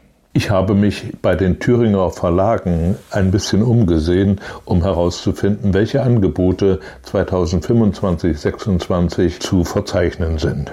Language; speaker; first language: German; native; German